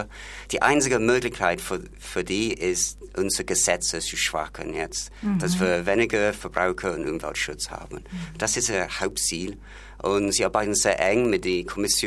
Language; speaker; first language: German; non-native, learner; English